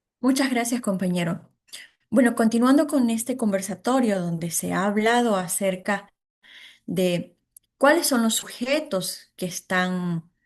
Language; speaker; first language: Spanish; native; Spanish